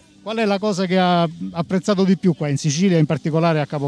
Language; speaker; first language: Italian; native; Italian